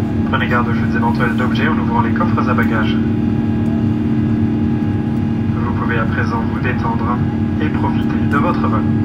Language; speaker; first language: French; native; French